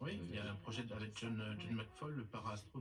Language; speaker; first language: French; native; French